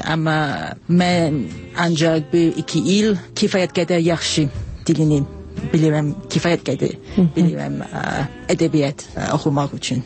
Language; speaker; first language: Azerbaijani; non-native, learner; English